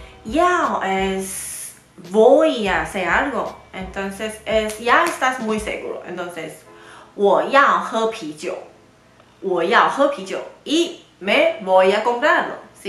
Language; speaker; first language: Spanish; non-native, fluent; Chinese